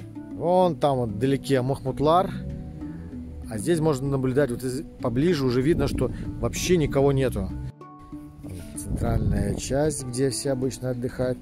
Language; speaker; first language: Russian; native; Russian